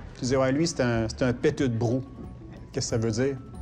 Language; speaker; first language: French; native; French